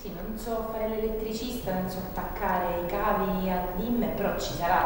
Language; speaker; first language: Italian; native; Italian